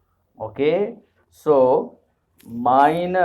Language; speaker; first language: German; non-native, learner; Urdu